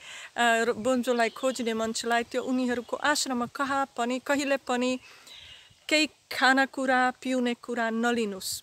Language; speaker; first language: Nepali; non-native, learner; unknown